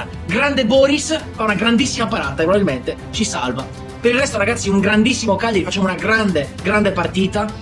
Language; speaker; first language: Italian; native; Italian